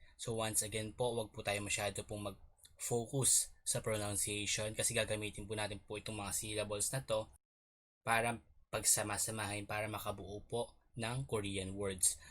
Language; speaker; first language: Filipino; native; Filipino